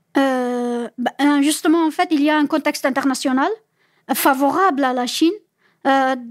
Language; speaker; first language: French; non-native, fluent; Chinese